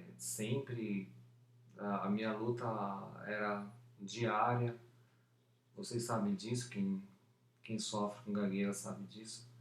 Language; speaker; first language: Portuguese; early bilingual, other home language; Spanish